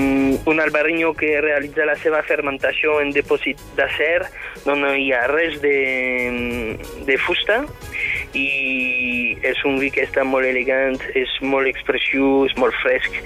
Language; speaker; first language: Catalan; non-native, fluent; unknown